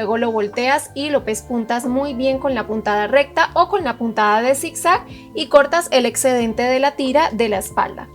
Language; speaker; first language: Spanish; native; Spanish